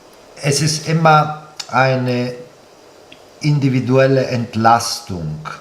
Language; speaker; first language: German; non-native, fluent; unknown